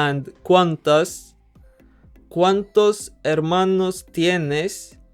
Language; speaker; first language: Spanish; non-native, fluent; English